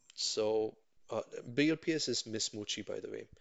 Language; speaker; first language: English; non-native, local second language; Tamil